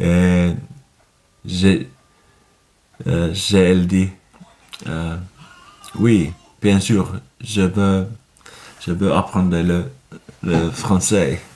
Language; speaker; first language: French; non-native, learner; Finnish